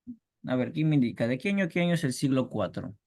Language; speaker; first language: Spanish; native; Spanish